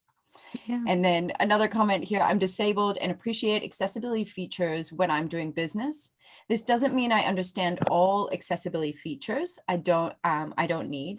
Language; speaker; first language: English; native; English